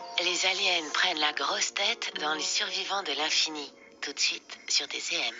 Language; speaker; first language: French; native; French